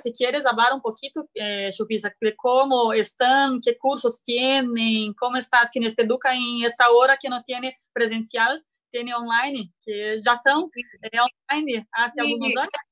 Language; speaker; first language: Spanish; non-native, learner; Portuguese